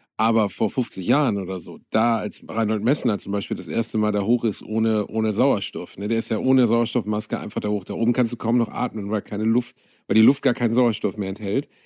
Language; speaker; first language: German; native; German